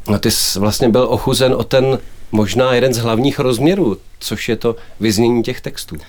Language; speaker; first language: Czech; native; Czech